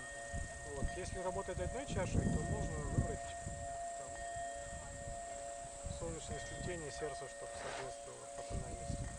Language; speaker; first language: Russian; native; Russian